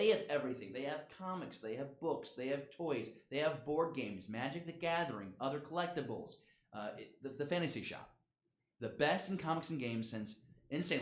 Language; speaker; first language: English; native; English